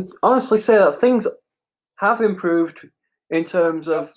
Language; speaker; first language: English; native; English